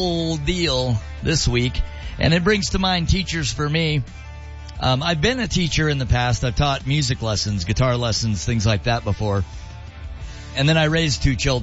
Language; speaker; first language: English; native; English